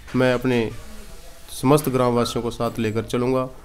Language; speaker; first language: Hindi; native; Hindi